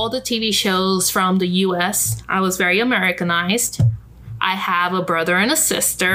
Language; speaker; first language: English; non-native, fluent; Spanish